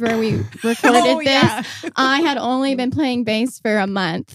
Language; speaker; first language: English; native; English